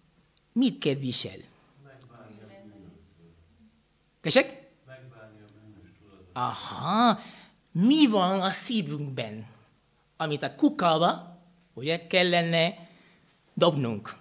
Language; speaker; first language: Hungarian; non-native, fluent; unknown